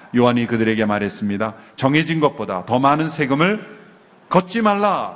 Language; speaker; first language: Korean; native; Korean